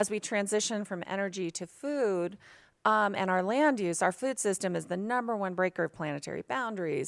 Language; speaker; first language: English; native; English